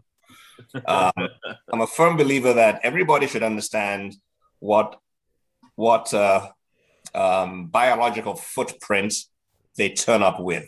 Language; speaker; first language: English; non-native, local second language; Yoruba